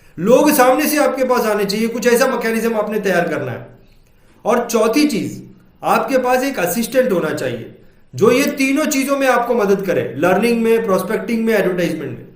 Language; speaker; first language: Hindi; native; Hindi